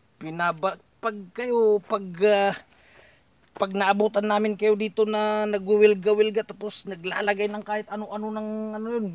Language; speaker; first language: Filipino; non-native, local second language; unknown